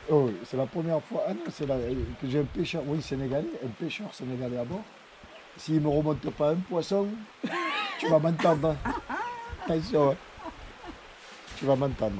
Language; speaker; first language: French; native; French